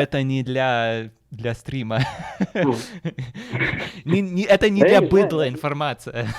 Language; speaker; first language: Russian; early bilingual, heritage; Russian